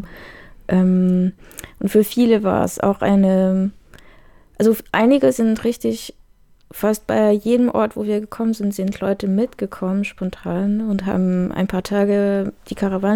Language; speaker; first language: German; native; German